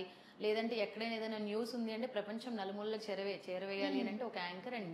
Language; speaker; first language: Telugu; native; Telugu